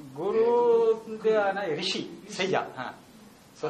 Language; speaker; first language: Japanese; non-native, learner; Bangla